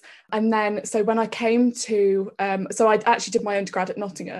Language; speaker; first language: English; native; English